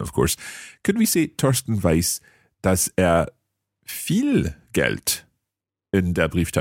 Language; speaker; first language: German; non-native, learner; English